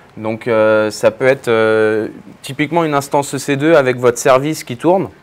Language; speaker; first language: French; native; French